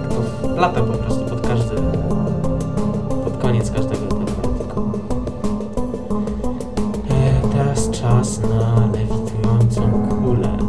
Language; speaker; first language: Polish; native; Polish